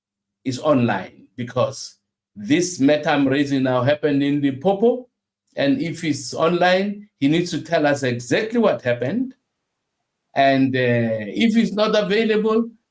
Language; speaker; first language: English; non-native, local second language; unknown